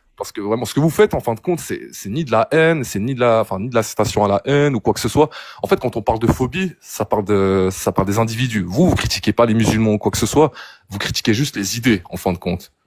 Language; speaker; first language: French; early bilingual, other home language; Arabic